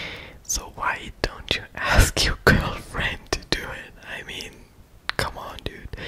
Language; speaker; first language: English; non-native, fluent; German